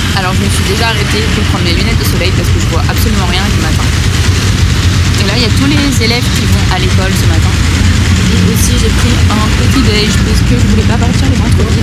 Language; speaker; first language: French; native; French